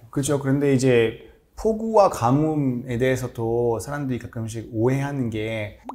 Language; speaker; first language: Korean; non-native, fluent; French